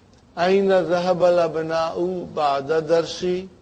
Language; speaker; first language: Arabic; non-native, fluent; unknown